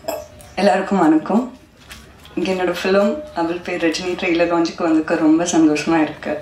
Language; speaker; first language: Tamil; non-native, learner; Malayalam